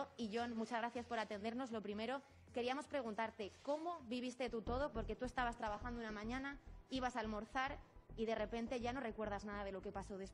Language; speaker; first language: Spanish; native; Spanish